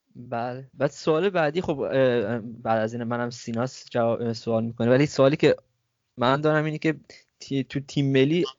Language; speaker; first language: Persian; early bilingual, heritage; Persian